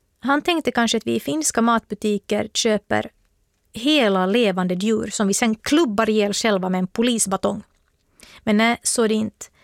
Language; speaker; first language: Swedish; native; Swedish